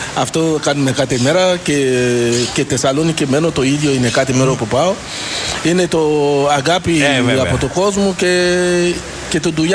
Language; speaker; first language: Greek; non-native, learner; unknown